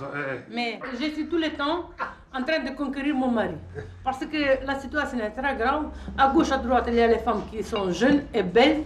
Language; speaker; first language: French; non-native, fluent; Russian